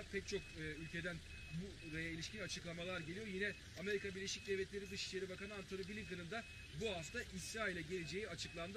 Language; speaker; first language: Turkish; native; Turkish